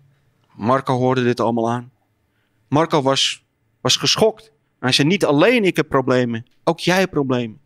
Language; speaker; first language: Dutch; native; Dutch